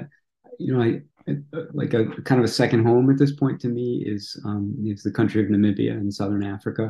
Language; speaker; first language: English; native; English